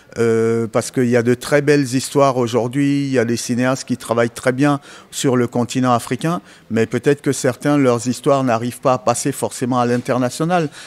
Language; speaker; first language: French; native; French